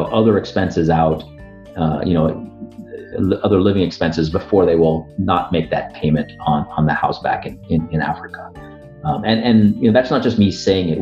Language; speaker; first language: English; native; English